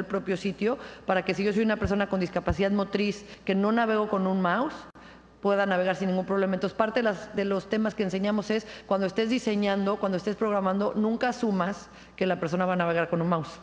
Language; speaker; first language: Spanish; native; Spanish